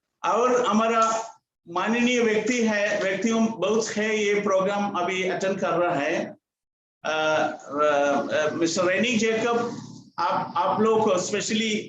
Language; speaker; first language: Hindi; non-native, local second language; Malayalam